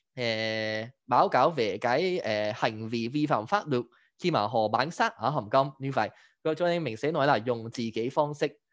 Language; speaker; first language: Vietnamese; non-native, fluent; Cantonese